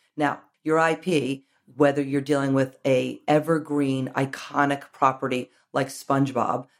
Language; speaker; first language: English; native; English